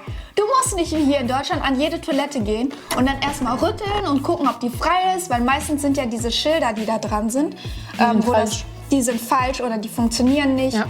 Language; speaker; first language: German; native; German